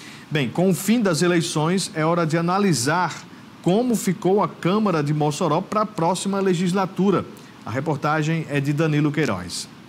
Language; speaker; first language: Portuguese; native; Portuguese